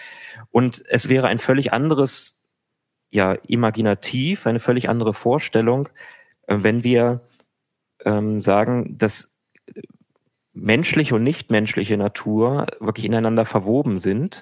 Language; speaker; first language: German; native; German